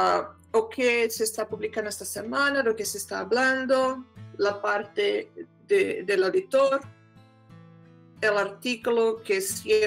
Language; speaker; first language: Spanish; non-native, fluent; Portuguese